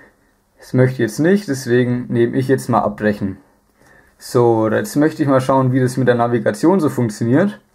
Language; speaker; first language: German; native; German